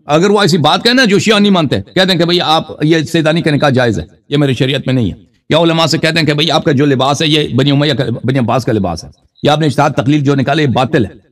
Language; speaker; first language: Urdu; non-native, fluent; Persian